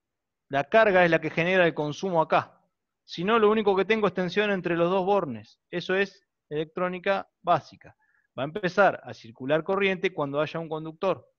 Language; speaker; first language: Spanish; native; Spanish